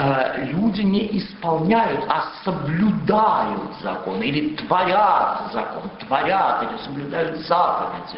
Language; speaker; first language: Russian; native; Russian